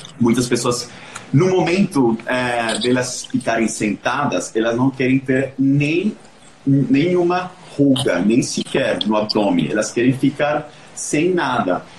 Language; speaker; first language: Portuguese; non-native, fluent; Spanish